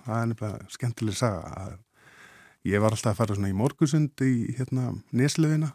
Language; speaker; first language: Icelandic; native; Icelandic